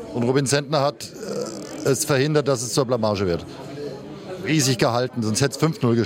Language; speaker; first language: German; native; German